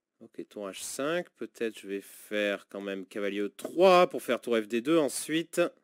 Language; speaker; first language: French; native; French